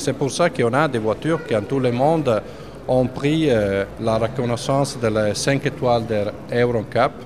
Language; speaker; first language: French; non-native, fluent; Italian